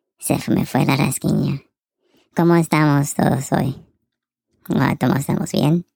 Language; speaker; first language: Spanish; early bilingual, heritage; Spanish